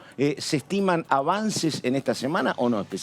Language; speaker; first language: Spanish; native; Spanish